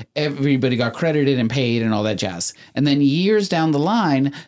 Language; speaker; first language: English; early bilingual, other home language; Spanish